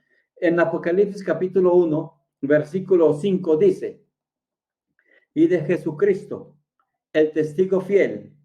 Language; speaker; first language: Spanish; native; Spanish